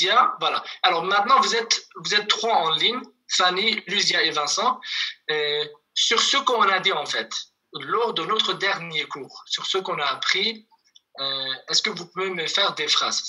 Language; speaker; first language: French; non-native, fluent; Kurdish